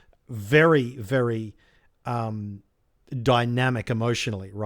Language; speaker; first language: English; native; English